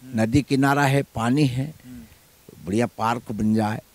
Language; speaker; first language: Hindi; native; Hindi